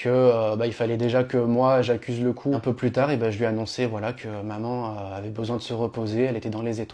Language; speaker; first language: French; native; French